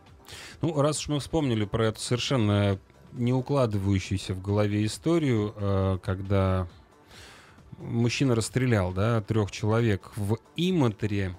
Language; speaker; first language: Russian; native; Russian